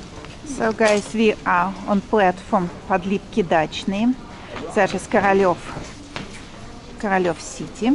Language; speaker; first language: English; non-native, learner; Russian